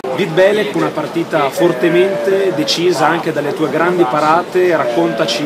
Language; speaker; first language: Italian; native; Italian